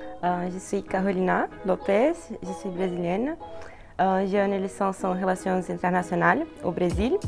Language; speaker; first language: French; non-native, fluent; Portuguese